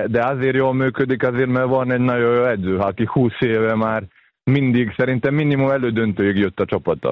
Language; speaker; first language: Hungarian; non-native, fluent; Serbian